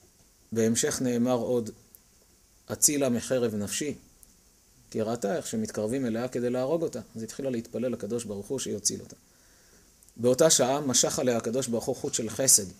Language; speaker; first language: Hebrew; native; Hebrew